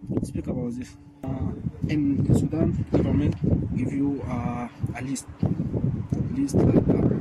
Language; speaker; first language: English; non-native, learner; Arabic